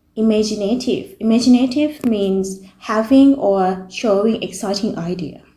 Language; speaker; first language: English; non-native, fluent; Thai